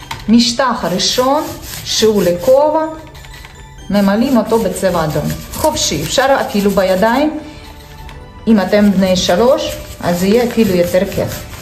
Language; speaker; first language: Hebrew; non-native, fluent; Russian